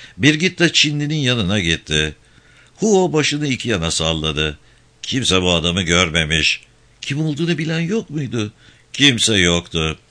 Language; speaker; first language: Turkish; native; Turkish